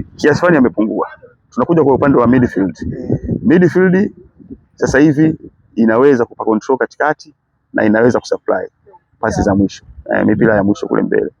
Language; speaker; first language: Swahili; native; Swahili